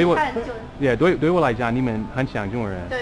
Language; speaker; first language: Chinese; non-native, learner; English